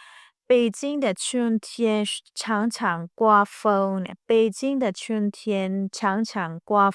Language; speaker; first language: Chinese; non-native, fluent; Burmese